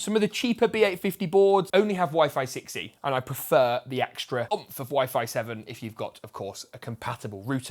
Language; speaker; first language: English; native; English